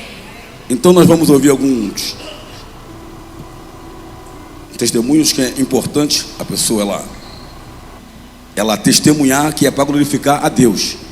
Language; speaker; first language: Portuguese; native; Portuguese